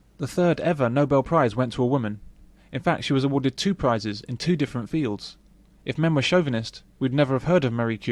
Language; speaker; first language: English; native; English